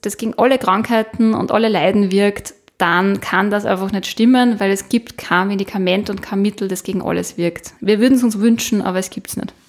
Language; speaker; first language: German; native; German